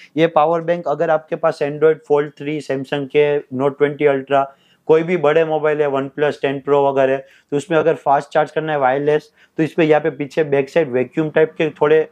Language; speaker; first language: Hindi; non-native, local second language; Telugu